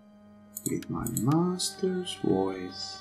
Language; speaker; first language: English; non-native, fluent; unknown